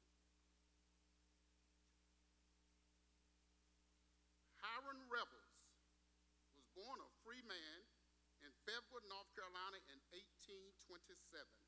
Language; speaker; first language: English; native; English